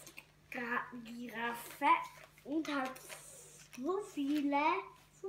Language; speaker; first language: German; non-native, learner; Hungarian